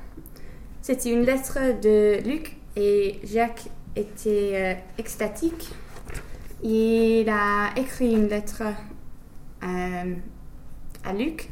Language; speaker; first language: French; non-native, learner; English